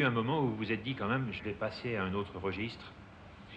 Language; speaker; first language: French; native; French